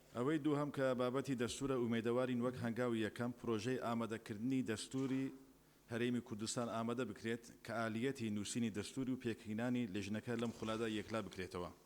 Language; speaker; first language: Central Kurdish; non-native, local second language; Turkish